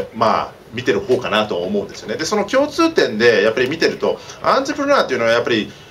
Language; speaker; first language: Japanese; early bilingual, heritage; Japanese